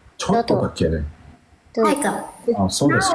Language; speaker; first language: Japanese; non-native, learner; Thai